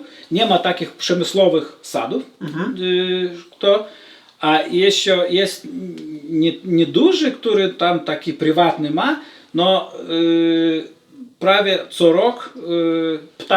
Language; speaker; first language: Polish; non-native, learner; Lithuanian